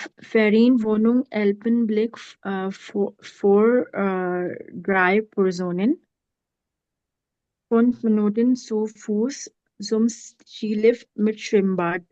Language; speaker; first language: German; non-native, learner; Urdu